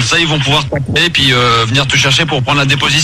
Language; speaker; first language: French; native; French